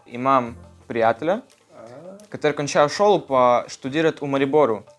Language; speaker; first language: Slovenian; non-native, learner; Russian